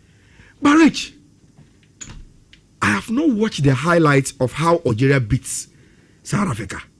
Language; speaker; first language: English; non-native, local second language; Akan